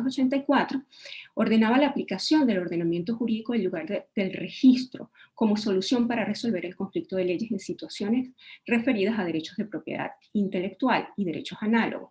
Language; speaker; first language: Spanish; native; Spanish